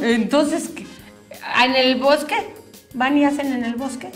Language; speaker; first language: Spanish; native; Spanish